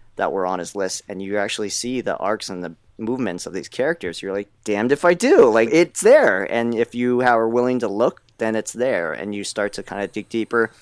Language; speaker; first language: English; native; English